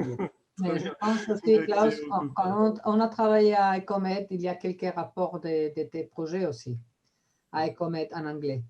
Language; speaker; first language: French; non-native, fluent; Spanish